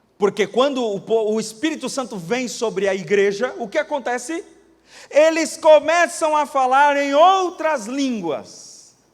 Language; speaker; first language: Portuguese; native; Portuguese